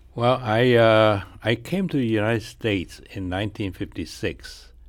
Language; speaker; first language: English; non-native, fluent; Chinese